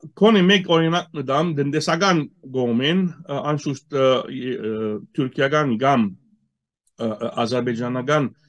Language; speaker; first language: Armenian; early bilingual, heritage; Armenian